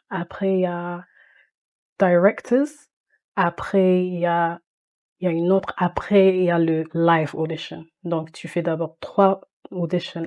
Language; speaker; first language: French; early bilingual, heritage; French